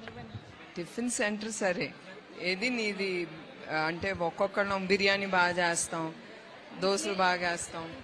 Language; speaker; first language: Telugu; native; Telugu